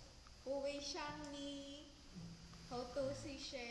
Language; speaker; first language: Chinese; non-native, learner; Filipino